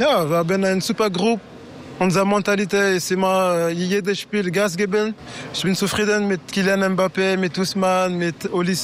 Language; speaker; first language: German; non-native, learner; French